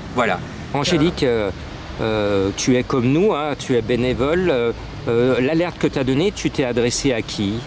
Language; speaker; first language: French; native; French